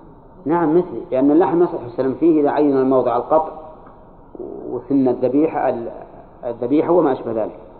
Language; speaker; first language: Arabic; native; Arabic